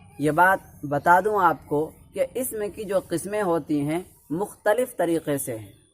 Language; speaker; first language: Urdu; native; Urdu